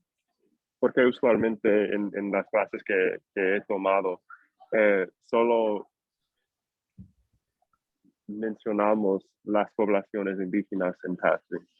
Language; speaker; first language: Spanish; non-native, fluent; English